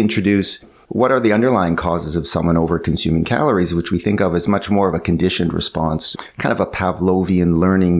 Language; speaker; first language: English; native; English